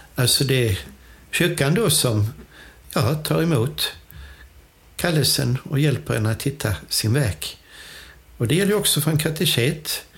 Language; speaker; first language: Swedish; native; Swedish